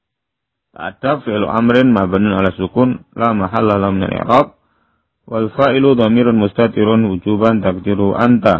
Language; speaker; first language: Arabic; non-native, fluent; Indonesian